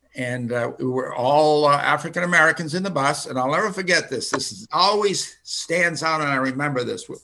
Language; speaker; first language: English; early bilingual, other home language; Finnish